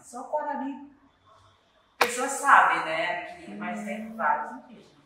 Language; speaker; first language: Portuguese; non-native, learner; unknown